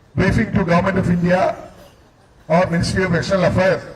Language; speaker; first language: English; non-native, local second language; Malayalam